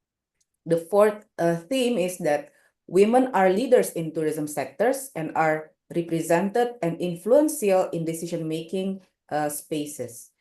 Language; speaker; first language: English; non-native, local second language; Indonesian